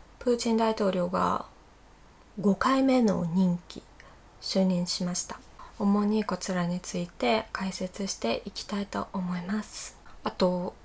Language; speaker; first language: Japanese; non-native, fluent; Russian